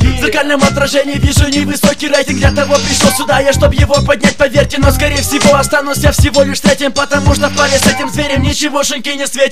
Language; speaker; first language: Russian; native; Russian